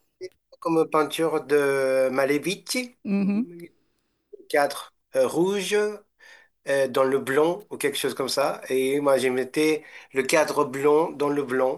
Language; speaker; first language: French; non-native, fluent; Japanese